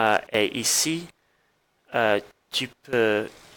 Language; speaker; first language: French; non-native, learner; English